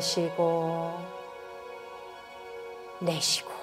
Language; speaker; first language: Korean; native; Korean